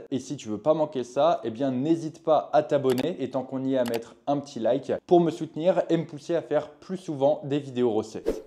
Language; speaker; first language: French; native; French